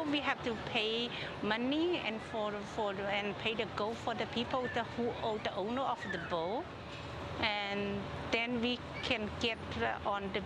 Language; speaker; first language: English; non-native, learner; Cantonese